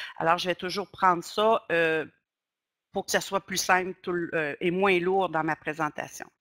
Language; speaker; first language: French; native; French